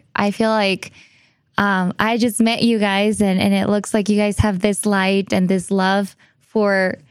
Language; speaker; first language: English; non-native, fluent; Spanish